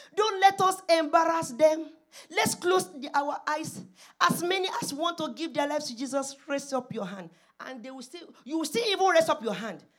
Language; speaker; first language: English; non-native, local second language; Yoruba